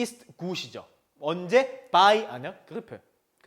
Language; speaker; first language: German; non-native, fluent; Korean